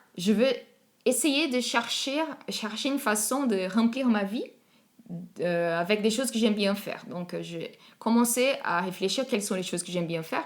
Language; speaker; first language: French; non-native, fluent; Portuguese